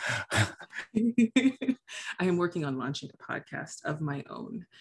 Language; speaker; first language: English; early bilingual, other home language; Haitian Creole